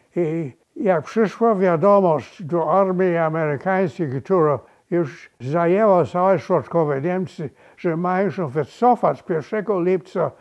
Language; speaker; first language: Polish; early bilingual, other home language; English